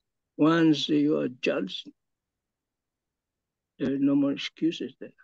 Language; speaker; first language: English; non-native, local second language; Filipino